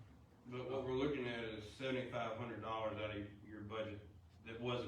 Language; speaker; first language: English; native; English